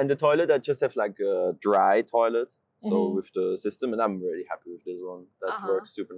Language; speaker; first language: English; non-native, fluent; Swiss German